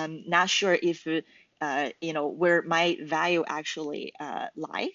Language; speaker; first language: English; non-native, fluent; Chinese